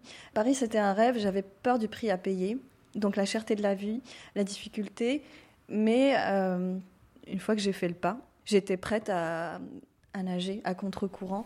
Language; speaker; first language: French; non-native, local second language; Arabic